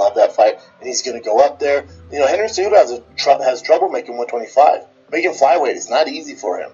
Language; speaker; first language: English; native; English